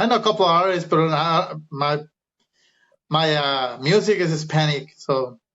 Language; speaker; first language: English; early bilingual, other home language; Spanish